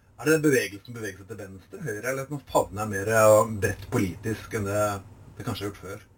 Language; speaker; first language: Norwegian; native; Norwegian